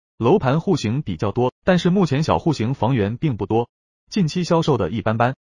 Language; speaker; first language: Chinese; native; Chinese